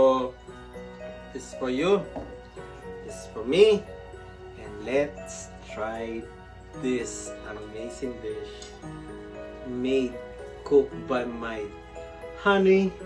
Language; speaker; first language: English; non-native, local second language; Filipino